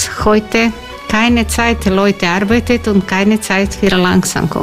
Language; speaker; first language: German; non-native, learner; Croatian